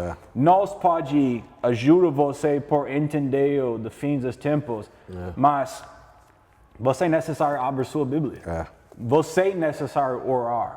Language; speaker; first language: Portuguese; non-native, learner; English